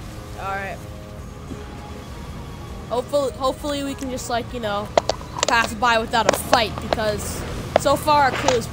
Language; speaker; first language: English; native; English